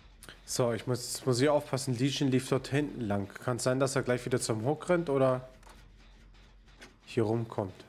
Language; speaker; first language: German; native; German